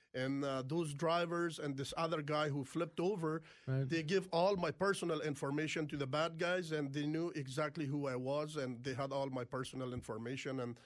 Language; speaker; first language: English; non-native, fluent; Persian